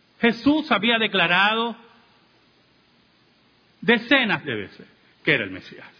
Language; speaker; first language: Spanish; native; Spanish